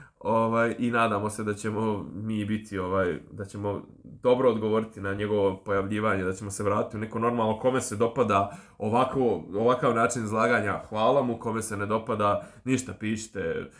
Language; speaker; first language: Serbian; native; Serbian